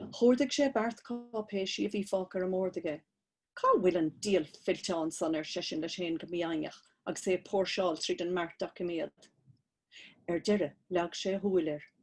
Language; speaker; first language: Irish; native; Irish